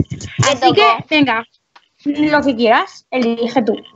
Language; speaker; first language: Spanish; native; Spanish